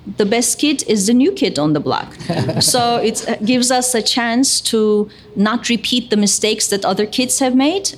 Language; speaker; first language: English; non-native, fluent; Turkish